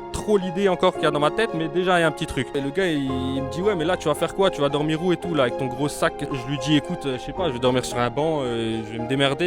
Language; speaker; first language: French; native; French